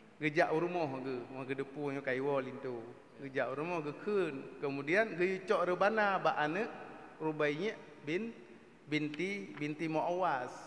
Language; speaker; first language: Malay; non-native, local second language; Achinese